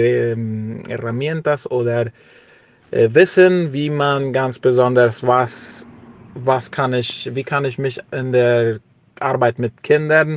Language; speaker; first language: German; early bilingual, heritage; German